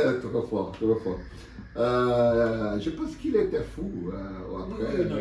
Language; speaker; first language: French; non-native, learner; Portuguese